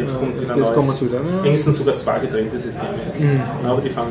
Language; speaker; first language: German; native; German